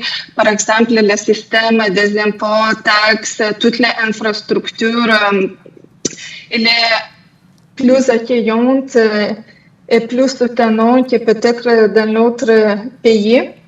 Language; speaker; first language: French; non-native, fluent; Lithuanian